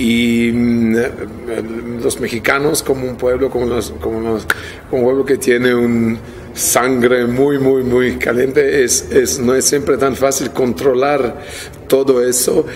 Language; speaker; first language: Spanish; non-native, fluent; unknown